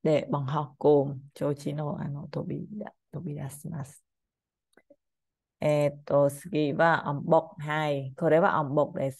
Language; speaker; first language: Japanese; non-native, learner; Khmer